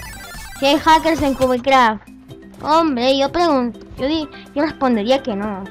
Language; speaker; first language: Spanish; native; Spanish